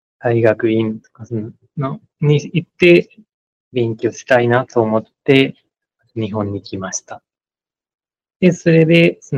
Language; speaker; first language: Japanese; non-native, fluent; Nepali